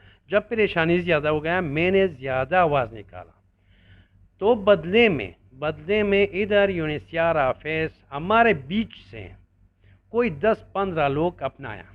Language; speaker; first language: Hindi; non-native, learner; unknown